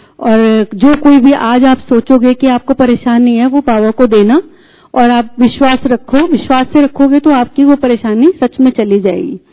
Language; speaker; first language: Hindi; native; Hindi